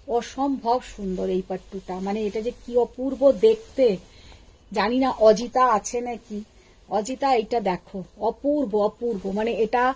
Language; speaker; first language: Hindi; non-native, local second language; Bangla